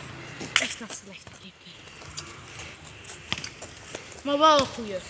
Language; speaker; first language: Dutch; non-native, local second language; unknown